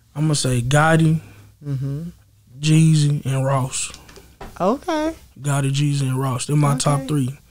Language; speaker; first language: English; native; English